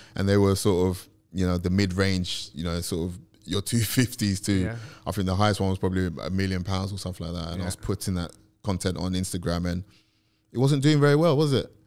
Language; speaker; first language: English; native; English